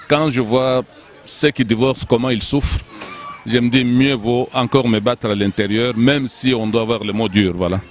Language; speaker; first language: French; non-native, local second language; Lingala